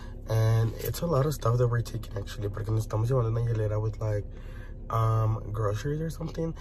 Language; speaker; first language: English; early bilingual, other home language; Spanish